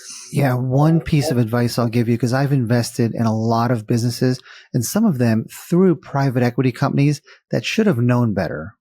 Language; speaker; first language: English; native; English